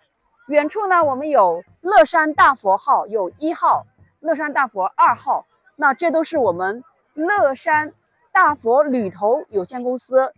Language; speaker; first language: Chinese; native; Chinese